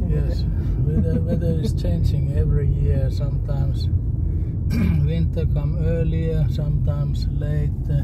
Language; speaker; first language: English; non-native, fluent; Finnish